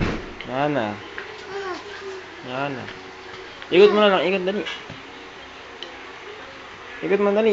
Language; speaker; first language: Filipino; native; Filipino